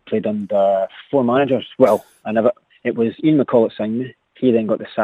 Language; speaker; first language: English; native; English